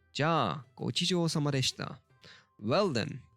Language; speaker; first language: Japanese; non-native, learner; Turkish